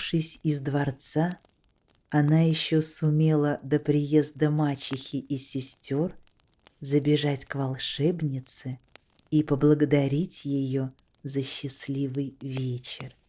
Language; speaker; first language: Russian; native; Russian